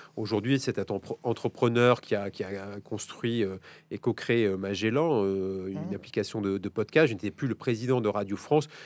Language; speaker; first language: French; native; French